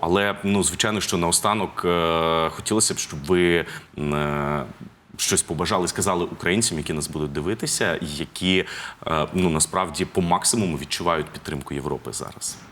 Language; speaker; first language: Ukrainian; native; Ukrainian